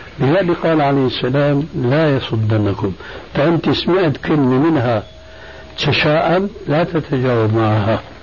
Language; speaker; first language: Arabic; early bilingual, other home language; Albanian